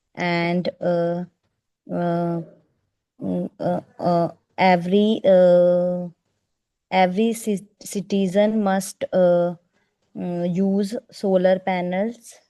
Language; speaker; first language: English; non-native, learner; Hindi